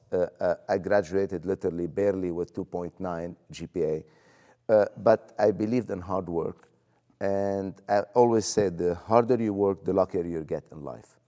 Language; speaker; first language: English; non-native, fluent; Arabic